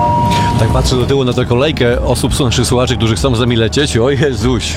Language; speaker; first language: Polish; native; Polish